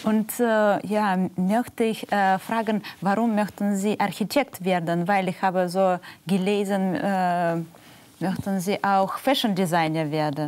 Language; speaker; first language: German; non-native, learner; Russian